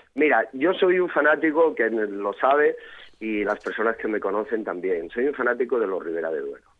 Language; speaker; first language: Spanish; native; Spanish